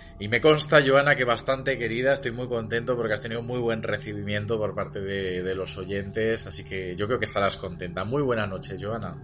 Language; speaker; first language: Spanish; native; Spanish